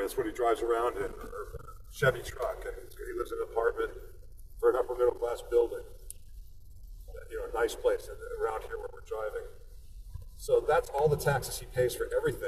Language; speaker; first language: English; native; English